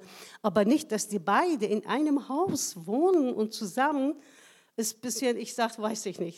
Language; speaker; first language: German; non-native, fluent; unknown